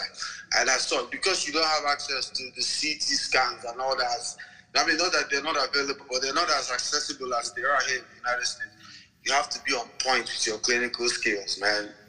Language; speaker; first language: English; non-native, local second language; Igbo